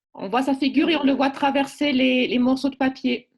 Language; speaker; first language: French; native; French